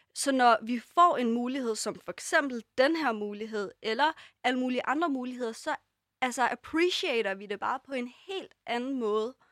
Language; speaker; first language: Danish; early bilingual, other home language; Persian